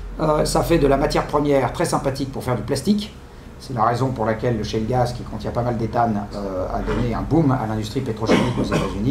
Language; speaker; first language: French; native; French